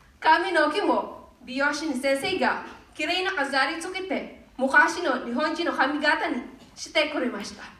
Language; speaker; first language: Japanese; non-native, learner; Filipino